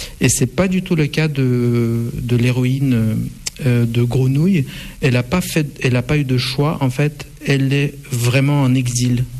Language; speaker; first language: French; non-native, fluent; Russian